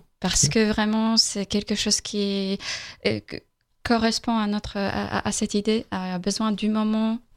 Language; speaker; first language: French; non-native, fluent; Polish